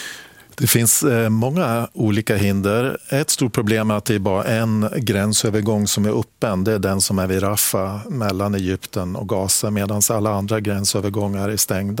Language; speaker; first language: Swedish; native; Swedish